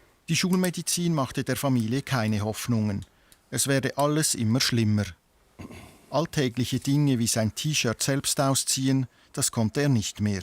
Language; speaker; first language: German; native; German